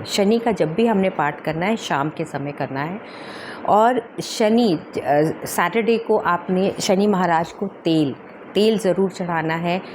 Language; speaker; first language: Hindi; native; Hindi